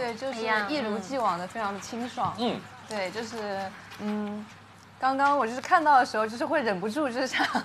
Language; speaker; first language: Chinese; native; Chinese